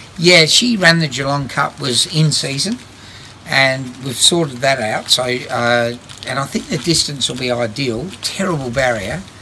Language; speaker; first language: English; native; English